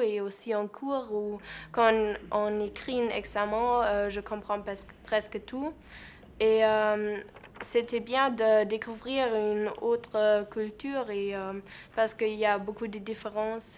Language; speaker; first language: French; non-native, learner; German